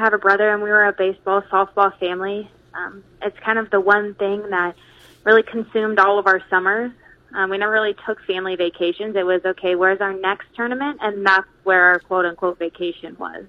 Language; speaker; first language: English; native; English